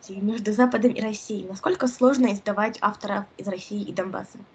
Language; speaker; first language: Russian; native; Russian